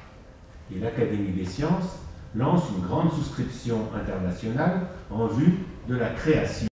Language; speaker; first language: French; native; French